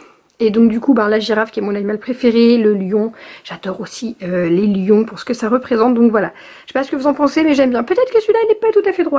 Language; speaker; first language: French; native; French